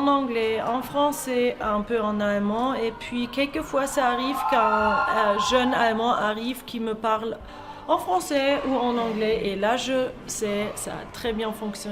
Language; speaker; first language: French; non-native, fluent; German